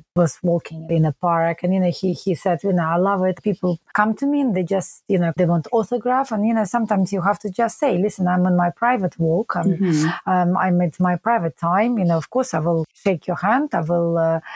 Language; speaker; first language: English; non-native, fluent; Russian